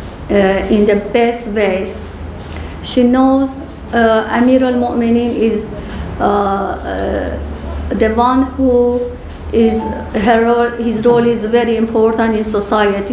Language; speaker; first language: English; non-native, learner; Persian